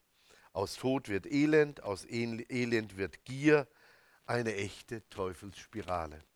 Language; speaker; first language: German; native; German